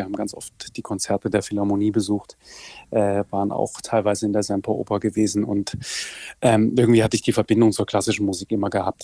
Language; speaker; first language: German; native; German